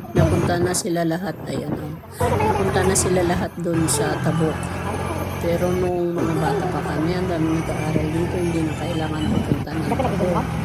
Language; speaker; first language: Filipino; non-native, local second language; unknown